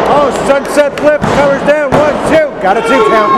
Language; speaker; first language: English; native; English